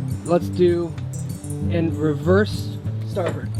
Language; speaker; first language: English; native; English